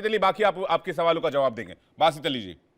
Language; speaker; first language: Hindi; native; Hindi